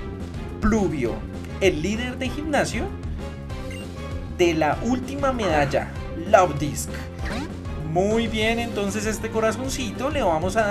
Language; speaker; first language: Spanish; native; Spanish